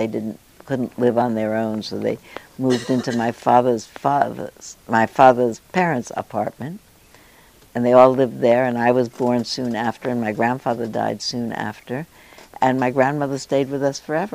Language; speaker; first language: English; early bilingual, other home language; Yiddish